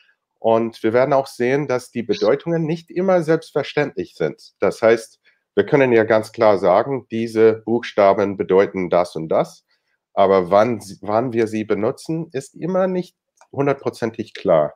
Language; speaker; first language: German; non-native, fluent; English